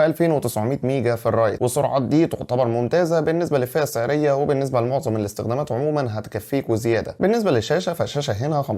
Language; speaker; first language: Arabic; native; Arabic